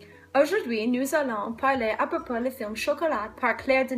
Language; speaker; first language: French; non-native, learner; English